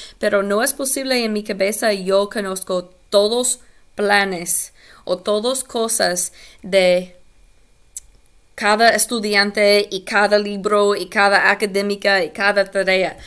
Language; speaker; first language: Spanish; non-native, learner; English